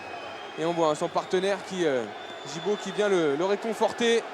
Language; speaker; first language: French; native; French